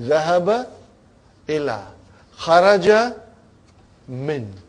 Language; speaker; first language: Arabic; non-native, fluent; English